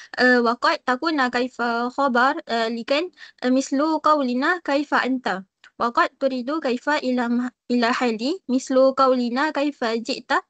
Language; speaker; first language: Arabic; non-native, learner; Malay